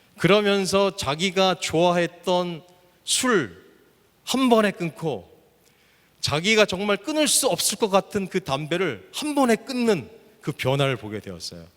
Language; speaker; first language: Korean; native; Korean